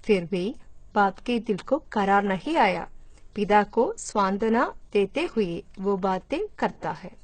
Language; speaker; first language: Hindi; non-native, local second language; Malayalam